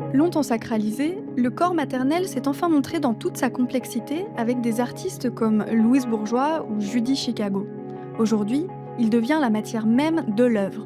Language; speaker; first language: French; native; French